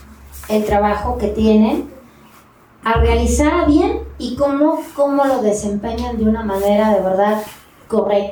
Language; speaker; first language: Spanish; native; Spanish